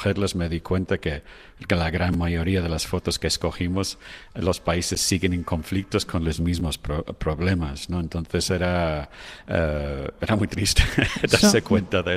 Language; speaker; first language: Spanish; non-native, fluent; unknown